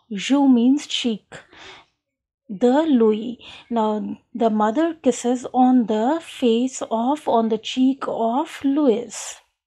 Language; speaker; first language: English; non-native, local second language; Hindi